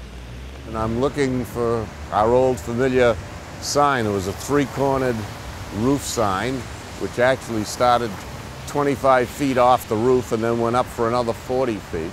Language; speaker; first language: English; native; English